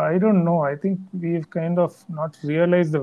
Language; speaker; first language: English; non-native, local second language; Tamil